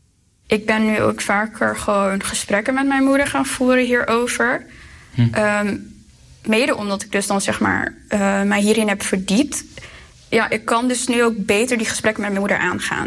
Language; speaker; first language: Dutch; early bilingual, other home language; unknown